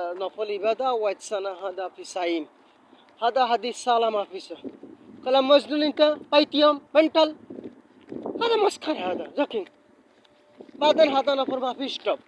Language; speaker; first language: Arabic; non-native, learner; Bangla